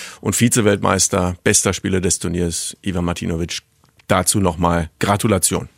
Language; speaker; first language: German; native; German